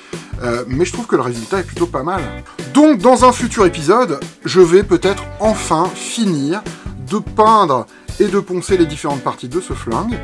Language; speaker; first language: French; native; French